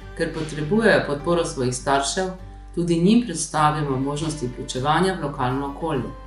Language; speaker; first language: Slovenian; native; Slovenian